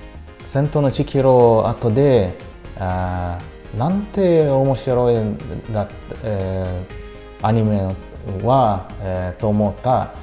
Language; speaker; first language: Japanese; non-native, learner; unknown